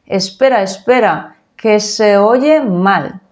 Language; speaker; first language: Spanish; non-native, fluent; Polish